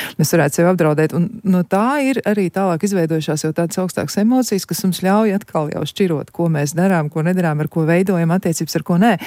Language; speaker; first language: Latvian; native; Latvian